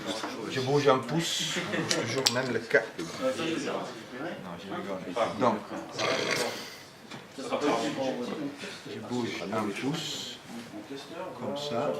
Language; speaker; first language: French; non-native, learner; Italian